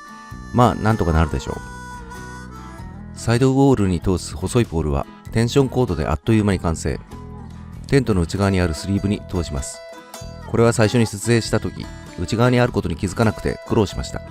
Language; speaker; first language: Japanese; native; Japanese